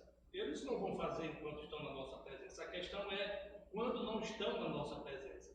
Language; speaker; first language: Portuguese; native; Portuguese